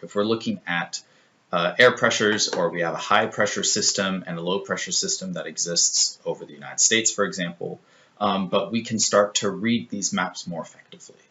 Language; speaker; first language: English; native; English